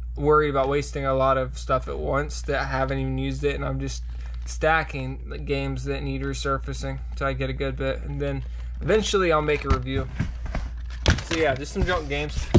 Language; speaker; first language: English; native; English